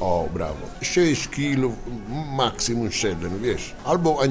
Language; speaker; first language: Polish; non-native, learner; Italian